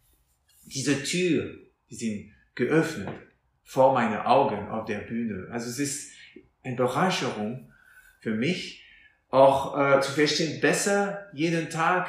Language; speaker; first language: German; non-native, fluent; French